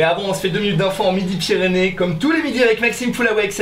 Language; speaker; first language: French; native; French